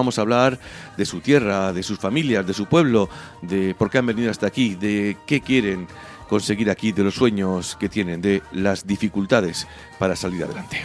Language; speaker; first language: Spanish; native; Spanish